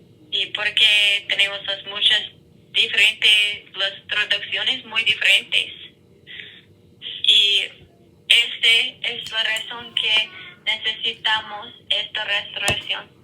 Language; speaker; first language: Spanish; non-native, learner; English